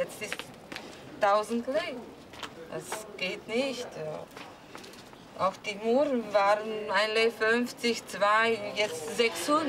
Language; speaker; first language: German; non-native, local second language; Romanian